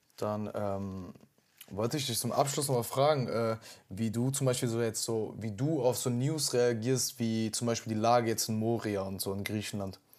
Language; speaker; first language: German; early bilingual, other home language; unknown